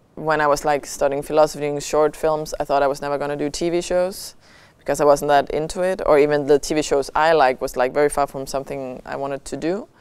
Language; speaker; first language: English; non-native, fluent; Danish